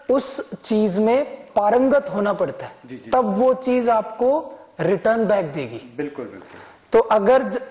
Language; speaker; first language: Hindi; native; Hindi